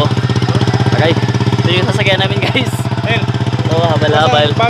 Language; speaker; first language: Filipino; non-native, local second language; Cebuano